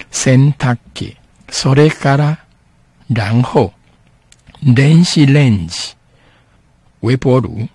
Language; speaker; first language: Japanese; non-native, fluent; Chinese